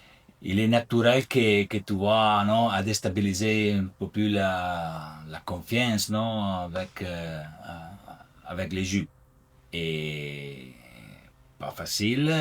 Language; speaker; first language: French; non-native, learner; Italian